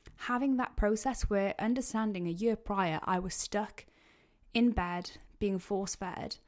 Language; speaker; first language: English; native; English